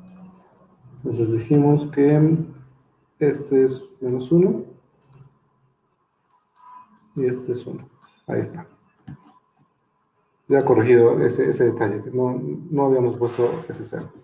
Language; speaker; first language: Spanish; native; Spanish